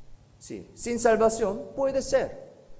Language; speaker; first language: Spanish; non-native, fluent; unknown